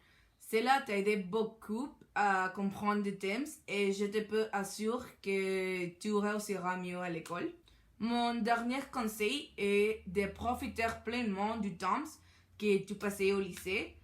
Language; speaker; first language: French; non-native, learner; Spanish